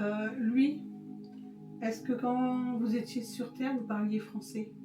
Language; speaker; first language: French; native; French